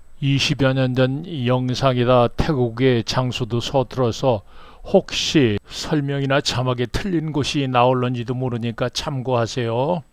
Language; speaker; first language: Korean; native; Korean